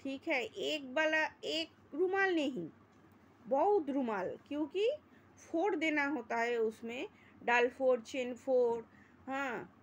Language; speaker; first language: Hindi; non-native, local second language; Bangla